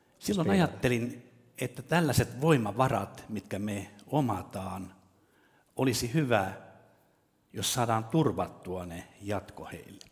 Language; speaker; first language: Finnish; native; Finnish